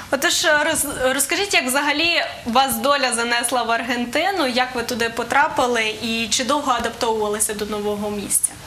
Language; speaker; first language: Ukrainian; native; Ukrainian